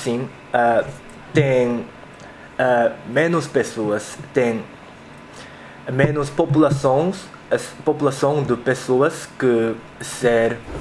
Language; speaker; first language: Portuguese; non-native, learner; Korean